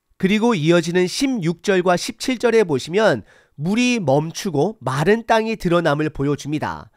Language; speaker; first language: Korean; native; Korean